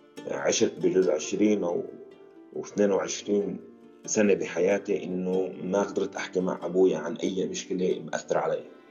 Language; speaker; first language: Arabic; early bilingual, heritage; Arabic